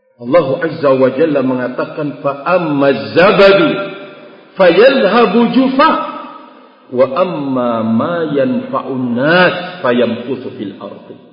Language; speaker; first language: Malay; non-native, local second language; Sasak